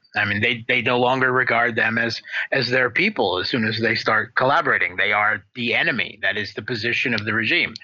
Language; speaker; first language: English; native; English